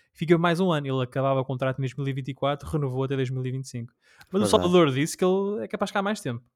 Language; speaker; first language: Portuguese; native; Portuguese